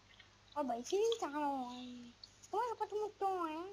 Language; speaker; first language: French; native; French